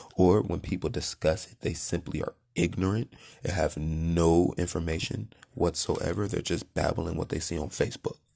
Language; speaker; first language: English; native; English